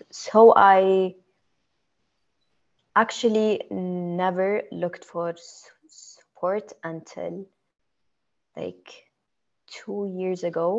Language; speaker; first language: English; non-native, fluent; Arabic